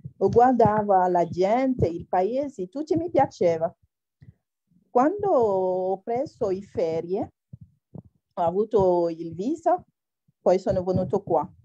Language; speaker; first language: Italian; non-native, learner; Wolof